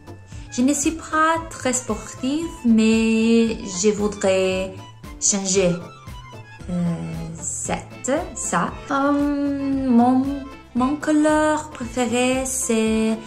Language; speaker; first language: French; non-native, learner; Polish